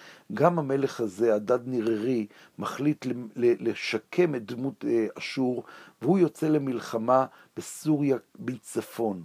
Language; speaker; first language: Hebrew; native; Hebrew